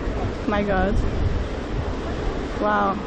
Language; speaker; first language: English; non-native, learner; Portuguese